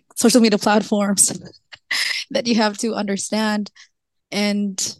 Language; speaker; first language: English; non-native, local second language; Cebuano